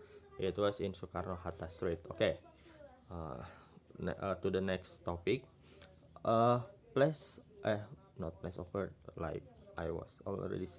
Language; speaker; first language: English; non-native, learner; Indonesian